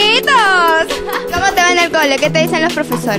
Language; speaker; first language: Spanish; native; Spanish